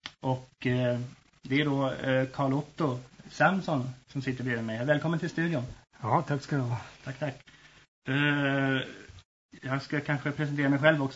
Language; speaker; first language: Swedish; native; Swedish